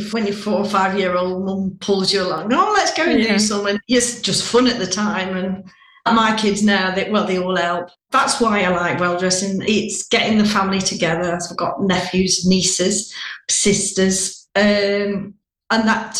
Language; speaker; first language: English; native; English